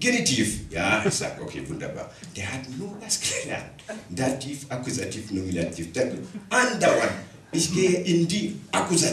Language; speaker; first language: German; non-native, local second language; Wolof